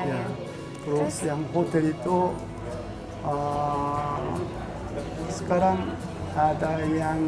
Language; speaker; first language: Indonesian; non-native, learner; Korean